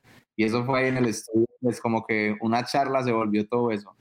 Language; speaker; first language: Spanish; native; Spanish